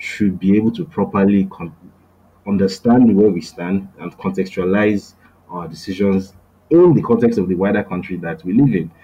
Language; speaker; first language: English; non-native, local second language; Yoruba